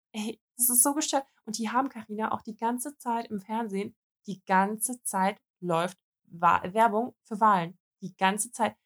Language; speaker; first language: German; early bilingual, other home language; Russian